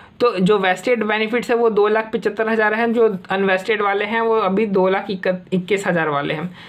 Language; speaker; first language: Hindi; native; Hindi